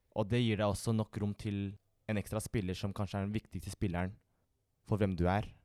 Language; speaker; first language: Norwegian; early bilingual, other home language; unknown